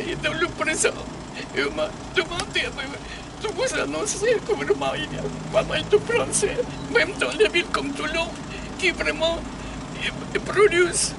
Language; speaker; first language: French; non-native, fluent; Russian